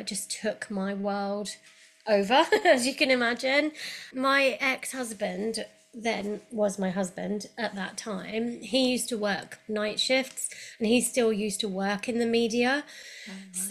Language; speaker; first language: English; native; English